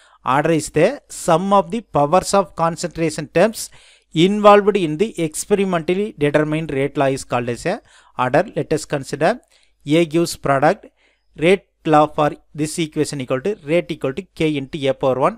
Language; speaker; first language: English; non-native, local second language; Tamil